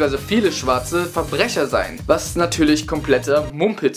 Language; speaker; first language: German; native; German